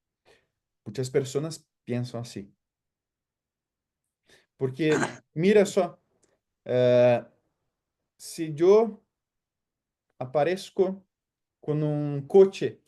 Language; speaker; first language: Spanish; non-native, fluent; Portuguese